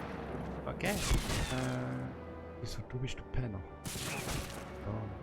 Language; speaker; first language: German; native; German